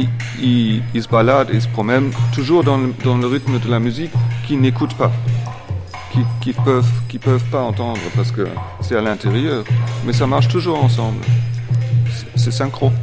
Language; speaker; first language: French; non-native, fluent; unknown